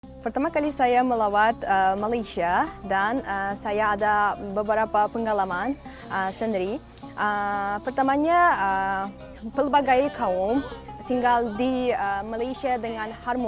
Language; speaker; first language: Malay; non-native, fluent; Uzbek